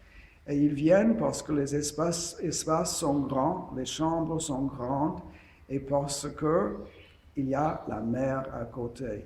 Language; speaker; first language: French; non-native, fluent; English